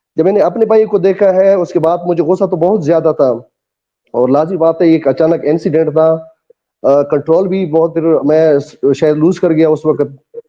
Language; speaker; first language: Urdu; non-native, local second language; Pashto